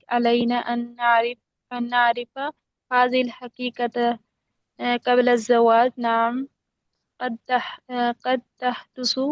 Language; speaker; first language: Arabic; non-native, learner; Urdu